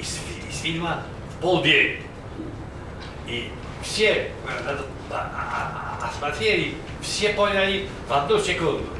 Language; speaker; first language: Russian; non-native, fluent; Polish